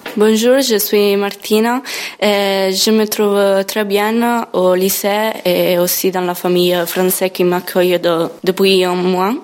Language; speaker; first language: French; non-native, learner; Italian